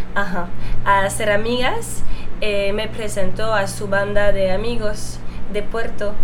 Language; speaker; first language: Spanish; non-native, fluent; French